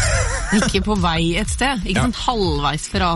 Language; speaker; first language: Norwegian; native; Norwegian